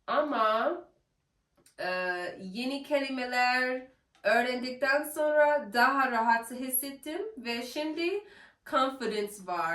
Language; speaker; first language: Turkish; non-native, learner; English